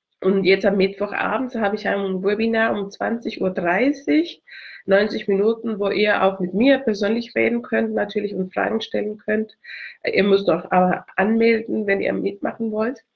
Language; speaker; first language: German; non-native, fluent; Spanish